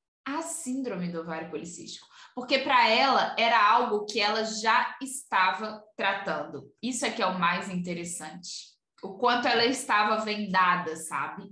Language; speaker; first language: Portuguese; native; Portuguese